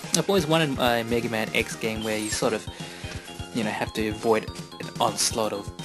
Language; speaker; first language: English; native; English